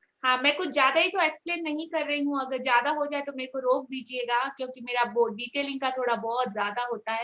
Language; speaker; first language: Hindi; native; Hindi